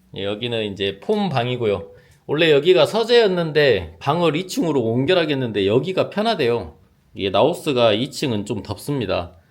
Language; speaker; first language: Korean; native; Korean